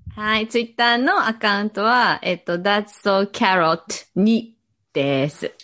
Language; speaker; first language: Japanese; native; Japanese